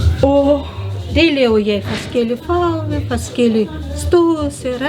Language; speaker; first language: Danish; non-native, learner; Russian